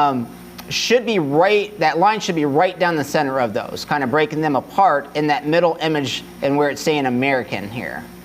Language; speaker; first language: English; native; English